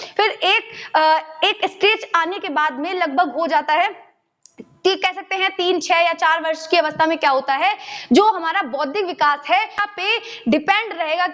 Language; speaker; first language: Hindi; native; Hindi